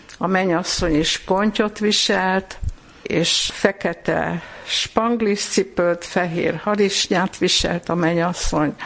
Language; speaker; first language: Hungarian; non-native, local second language; German